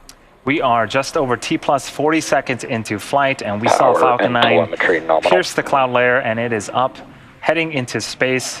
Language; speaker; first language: English; native; English